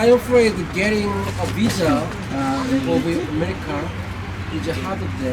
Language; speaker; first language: English; non-native, learner; Korean